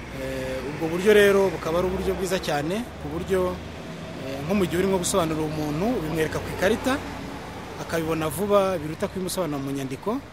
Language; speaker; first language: Kinyarwanda; native; Kinyarwanda